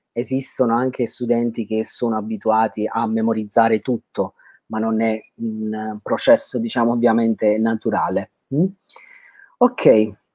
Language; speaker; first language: Italian; native; Italian